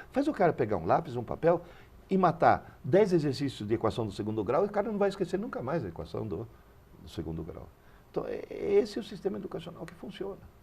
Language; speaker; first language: Portuguese; early bilingual, other home language; Italian